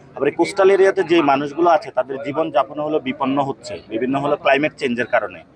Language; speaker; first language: Bangla; native; Bangla